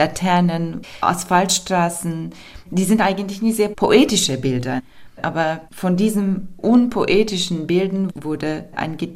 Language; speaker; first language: German; non-native, fluent; Turkish